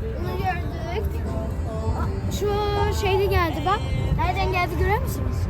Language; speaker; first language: Turkish; early bilingual, heritage; Turkish